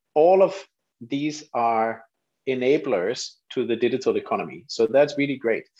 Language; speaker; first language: English; non-native, fluent; Danish